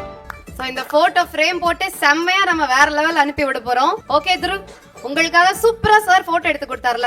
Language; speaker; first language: Tamil; native; Tamil